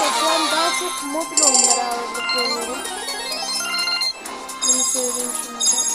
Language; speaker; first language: Turkish; native; Turkish